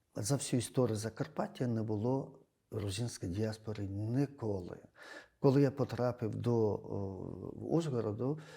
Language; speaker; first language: Ukrainian; non-native, fluent; Georgian